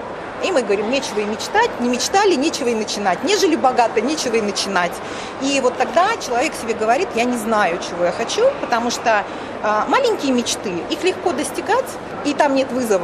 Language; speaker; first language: Russian; native; Russian